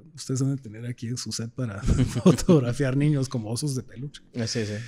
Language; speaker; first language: Spanish; native; Spanish